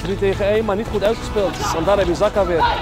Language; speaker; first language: Dutch; native; Dutch